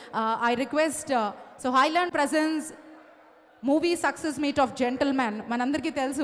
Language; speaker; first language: Telugu; native; Telugu